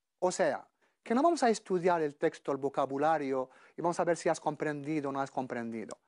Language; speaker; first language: Spanish; non-native, fluent; Arabic